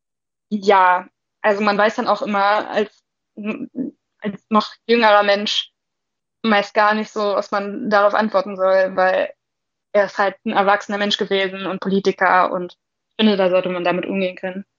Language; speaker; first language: German; native; German